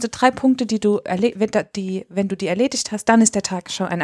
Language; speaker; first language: German; native; German